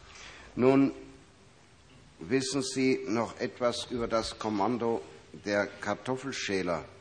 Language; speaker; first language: German; native; German